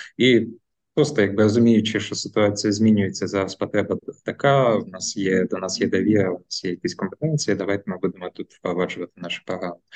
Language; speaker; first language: Ukrainian; non-native, local second language; Russian